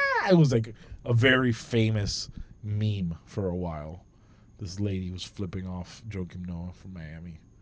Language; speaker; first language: English; native; English